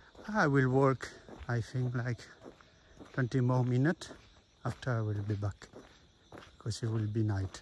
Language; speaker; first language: English; non-native, learner; French